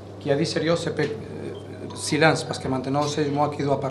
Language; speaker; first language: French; non-native, learner; Catalan